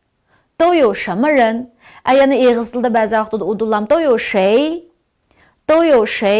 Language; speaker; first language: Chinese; non-native, local second language; Uyghur